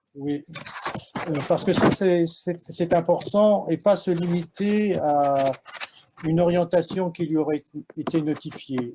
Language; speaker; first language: French; native; French